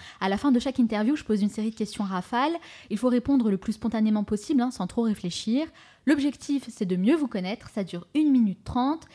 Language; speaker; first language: French; native; French